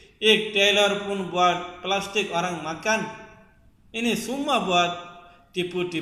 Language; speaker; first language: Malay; non-native, local second language; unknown